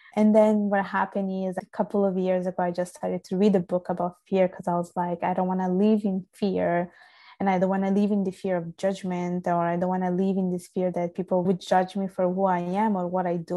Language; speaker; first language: English; non-native, fluent; Italian